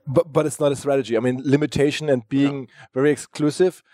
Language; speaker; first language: English; non-native, fluent; German